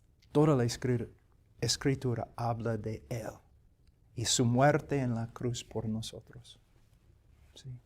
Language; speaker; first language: Spanish; non-native, fluent; English